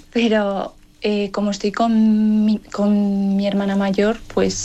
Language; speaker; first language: Spanish; native; Spanish